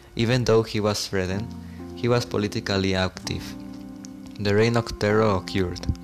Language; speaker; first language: English; non-native, learner; Spanish